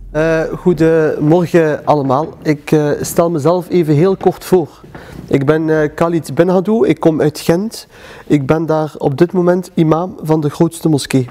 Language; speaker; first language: Dutch; early bilingual, other home language; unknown